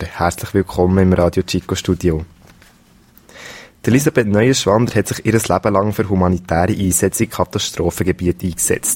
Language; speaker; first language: German; native; German